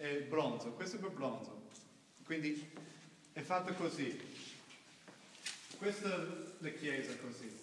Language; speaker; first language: Italian; non-native, learner; English